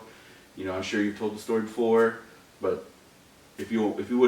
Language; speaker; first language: English; native; English